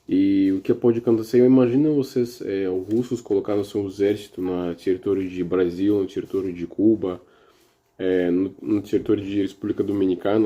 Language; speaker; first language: Portuguese; non-native, learner; Russian